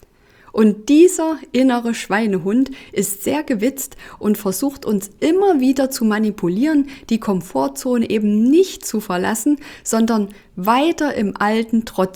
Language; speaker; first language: German; native; German